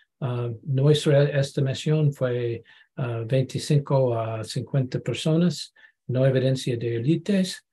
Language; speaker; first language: Spanish; non-native, learner; English